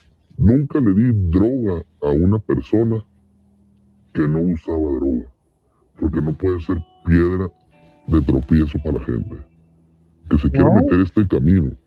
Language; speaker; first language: Spanish; native; Spanish